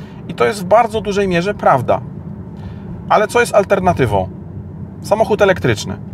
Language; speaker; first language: Polish; native; Polish